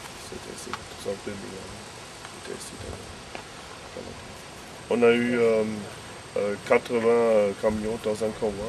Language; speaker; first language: French; non-native, fluent; German